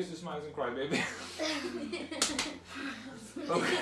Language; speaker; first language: Norwegian; native; Norwegian